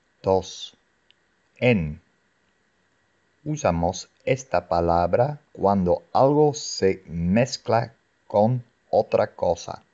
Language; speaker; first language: Spanish; non-native, fluent; Dutch